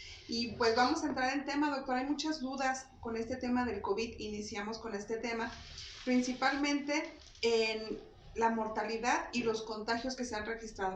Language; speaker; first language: Spanish; native; Spanish